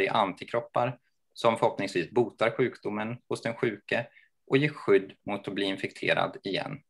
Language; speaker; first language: Swedish; native; Swedish